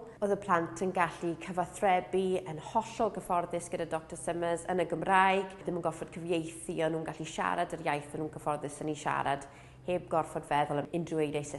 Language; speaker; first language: Welsh; native; Welsh